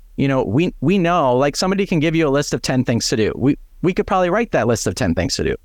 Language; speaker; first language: English; native; English